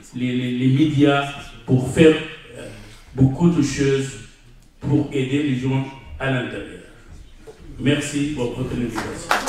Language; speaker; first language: French; non-native, learner; Arabic